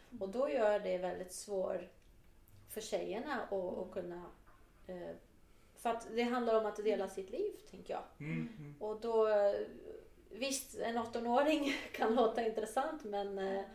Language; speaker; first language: Swedish; non-native, fluent; Portuguese